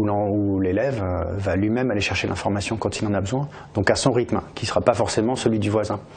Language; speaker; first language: French; native; French